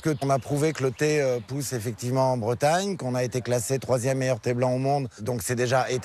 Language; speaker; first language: French; native; French